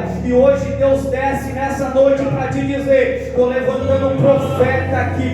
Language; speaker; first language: Portuguese; native; Portuguese